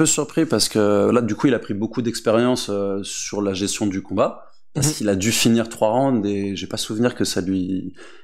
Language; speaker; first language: French; native; French